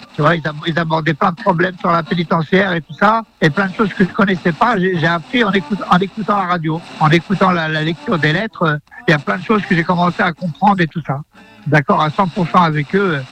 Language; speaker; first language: French; native; French